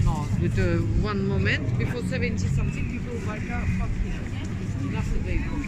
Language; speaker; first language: English; non-native, learner; Russian